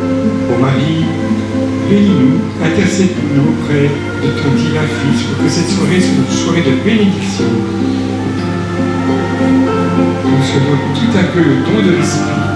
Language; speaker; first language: French; native; French